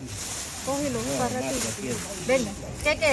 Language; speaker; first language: Spanish; non-native, learner; Filipino